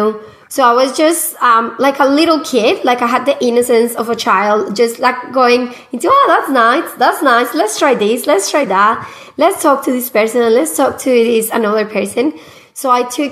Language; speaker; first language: English; non-native, fluent; Spanish